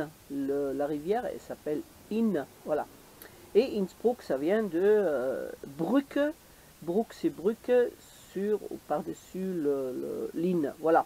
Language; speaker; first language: French; native; French